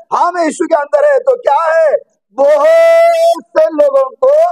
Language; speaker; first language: Hindi; non-native, local second language; Marathi